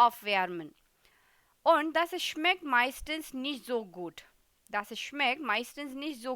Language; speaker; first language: German; non-native, fluent; Hindi